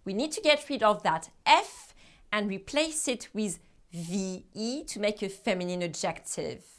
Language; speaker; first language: English; non-native, fluent; French